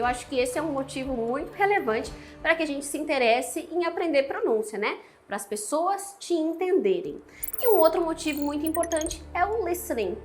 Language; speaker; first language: Portuguese; native; Portuguese